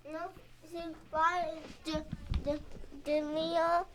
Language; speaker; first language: French; non-native, local second language; English